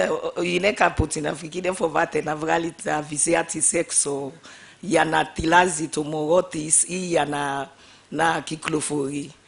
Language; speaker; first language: Greek; non-native, fluent; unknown